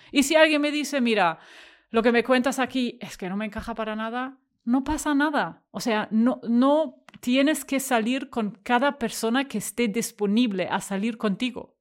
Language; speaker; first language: Spanish; non-native, fluent; German